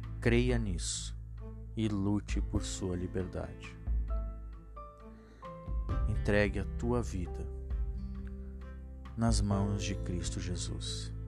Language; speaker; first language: Portuguese; native; Portuguese